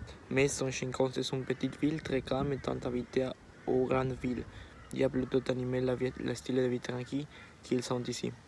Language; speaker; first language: French; non-native, learner; Spanish